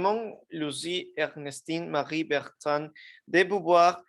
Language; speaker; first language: French; non-native, learner; Spanish